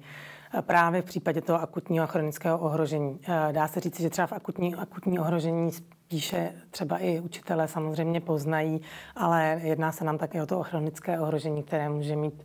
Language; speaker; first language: Czech; native; Czech